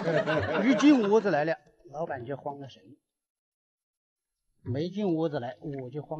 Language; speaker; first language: Chinese; native; Chinese